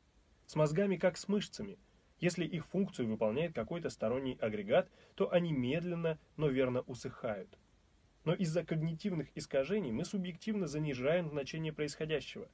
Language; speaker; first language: Russian; native; Russian